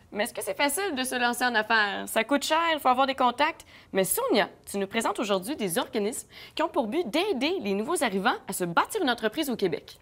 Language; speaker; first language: French; native; French